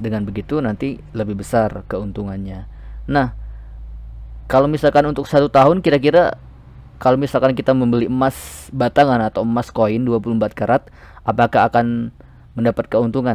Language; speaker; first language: Indonesian; native; Indonesian